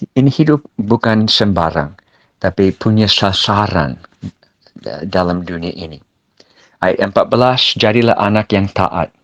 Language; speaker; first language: Malay; non-native, fluent; English